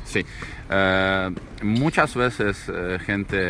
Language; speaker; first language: Spanish; non-native, learner; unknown